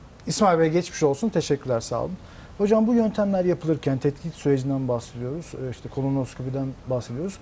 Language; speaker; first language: Turkish; native; Turkish